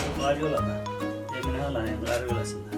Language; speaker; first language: Turkish; native; Turkish